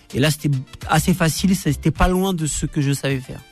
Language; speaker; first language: French; native; French